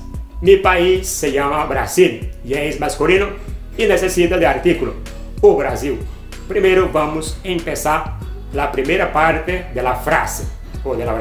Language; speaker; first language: Spanish; non-native, fluent; Portuguese